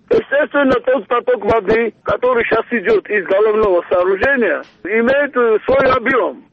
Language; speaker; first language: Russian; non-native, local second language; Georgian